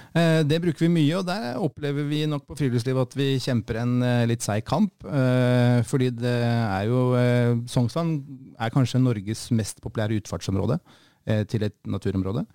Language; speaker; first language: Norwegian; native; Norwegian